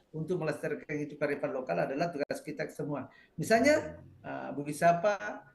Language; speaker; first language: Indonesian; native; Indonesian